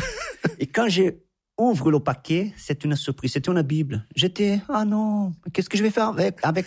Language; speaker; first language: French; non-native, fluent; Portuguese